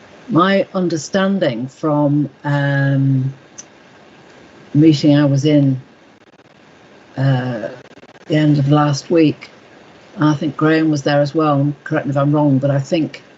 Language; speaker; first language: English; native; English